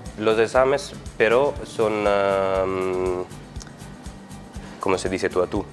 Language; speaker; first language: Spanish; non-native, learner; Italian